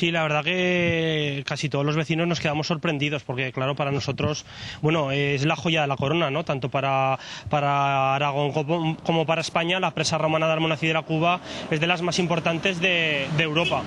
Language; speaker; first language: Spanish; native; Spanish